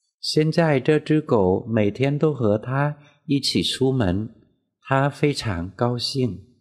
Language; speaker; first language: Chinese; non-native, fluent; Vietnamese